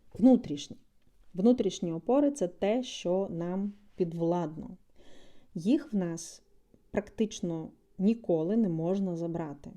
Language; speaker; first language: Ukrainian; non-native, local second language; Russian